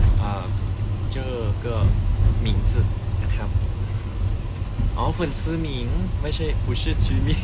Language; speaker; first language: Chinese; non-native, learner; Thai